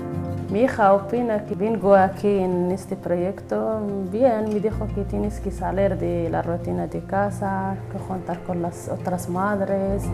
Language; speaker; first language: Spanish; non-native, learner; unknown